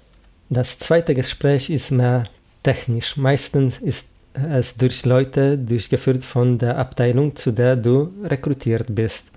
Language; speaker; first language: German; non-native, fluent; Polish